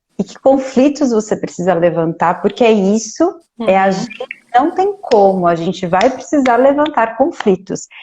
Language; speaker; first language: Portuguese; native; Portuguese